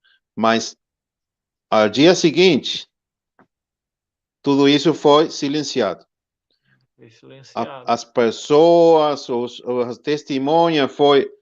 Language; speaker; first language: Portuguese; non-native, fluent; Spanish